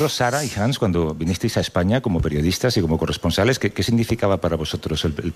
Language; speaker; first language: Spanish; native; Spanish